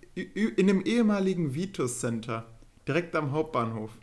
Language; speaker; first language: German; native; German